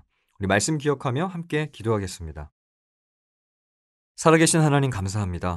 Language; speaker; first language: Korean; native; Korean